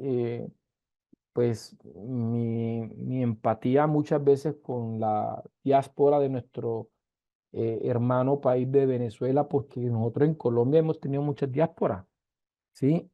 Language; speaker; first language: Spanish; native; Spanish